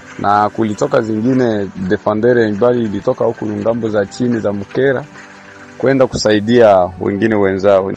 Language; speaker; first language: Swahili; native; Swahili